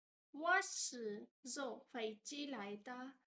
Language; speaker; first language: Chinese; non-native, fluent; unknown